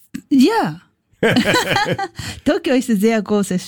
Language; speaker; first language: German; non-native, learner; Japanese